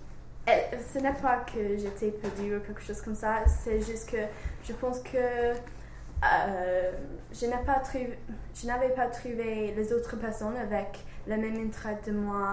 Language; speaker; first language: French; non-native, learner; English